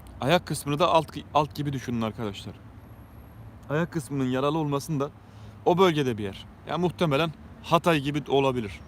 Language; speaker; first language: Turkish; native; Turkish